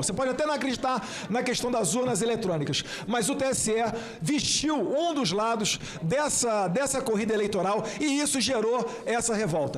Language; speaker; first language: Portuguese; native; Portuguese